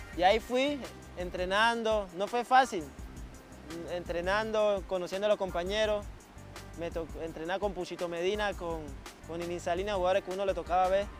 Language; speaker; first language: Spanish; native; Spanish